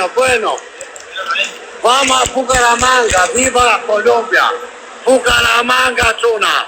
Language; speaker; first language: Spanish; non-native, learner; Albanian